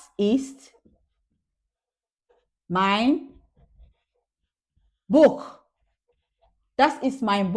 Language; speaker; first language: German; non-native, learner; English